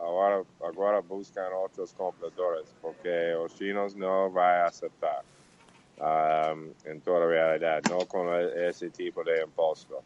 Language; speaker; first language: Portuguese; non-native, learner; Spanish